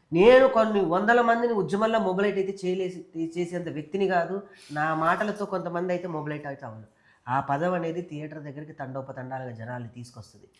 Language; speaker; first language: Telugu; native; Telugu